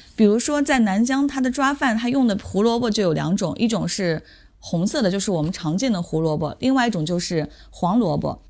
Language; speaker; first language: Chinese; native; Chinese